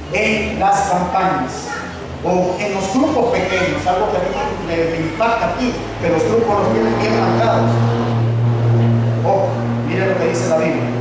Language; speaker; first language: Spanish; native; Spanish